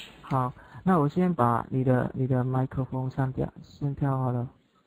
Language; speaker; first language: Chinese; non-native, fluent; Indonesian